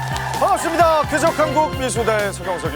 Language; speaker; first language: Korean; native; Korean